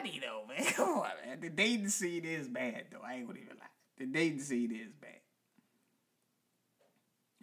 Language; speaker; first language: English; native; English